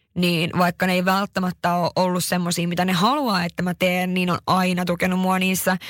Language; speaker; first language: Finnish; early bilingual, heritage; Finnish